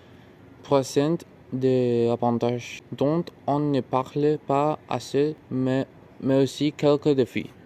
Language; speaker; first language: French; non-native, learner; Spanish